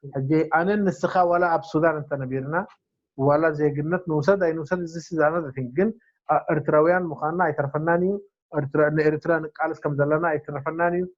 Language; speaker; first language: Tigrinya; non-native, local second language; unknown